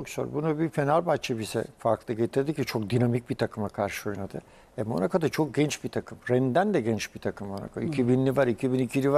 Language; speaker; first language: Turkish; native; Turkish